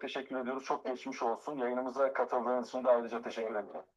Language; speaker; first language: Turkish; native; Turkish